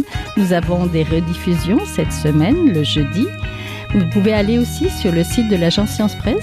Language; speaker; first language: French; native; French